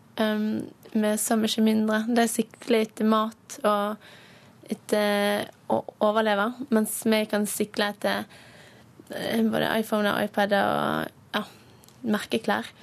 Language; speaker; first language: Norwegian; native; Norwegian